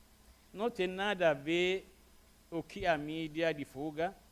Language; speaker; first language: Portuguese; non-native, fluent; Arabic